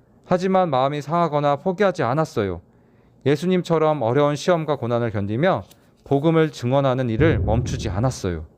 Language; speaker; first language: Korean; native; Korean